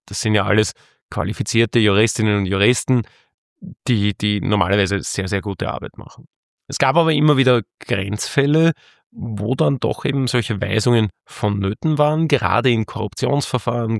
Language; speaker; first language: German; native; German